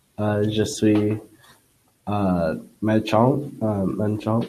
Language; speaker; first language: French; non-native, learner; English